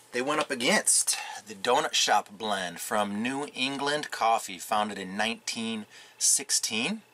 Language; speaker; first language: English; native; English